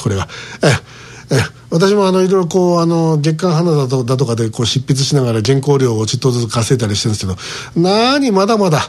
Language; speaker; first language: Japanese; native; Japanese